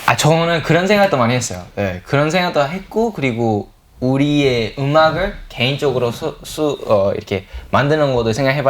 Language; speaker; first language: Korean; early bilingual, heritage; English